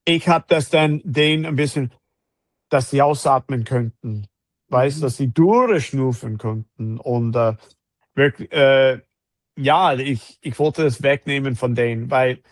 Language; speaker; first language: German; non-native, fluent; English